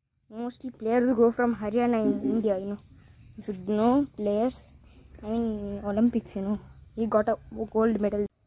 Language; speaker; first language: English; non-native, local second language; Konkani